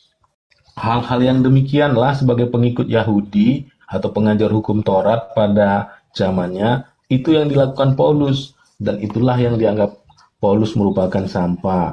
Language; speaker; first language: Indonesian; native; Indonesian